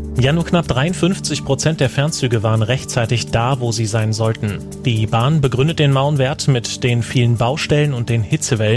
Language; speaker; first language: German; native; German